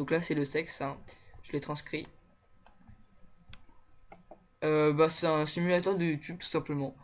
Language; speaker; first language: French; native; French